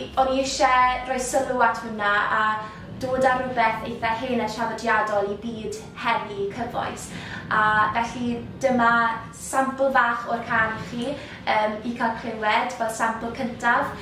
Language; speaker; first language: Welsh; native; Welsh